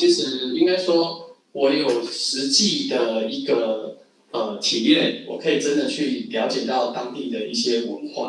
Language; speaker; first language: Chinese; native; Chinese